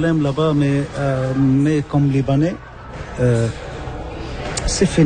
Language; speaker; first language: French; non-native, local second language; Arabic